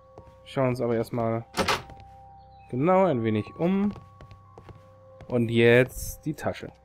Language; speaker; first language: German; native; German